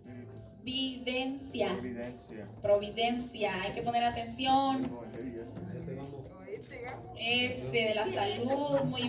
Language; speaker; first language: Spanish; native; Spanish